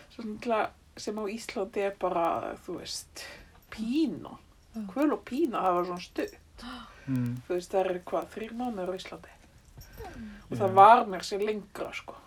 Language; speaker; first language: Icelandic; native; Icelandic